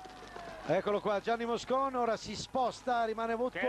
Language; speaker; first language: Italian; native; Italian